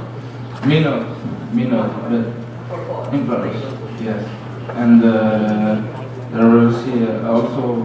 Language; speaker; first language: English; non-native, learner; French